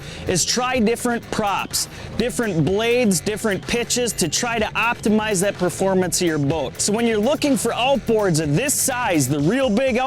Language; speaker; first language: English; native; English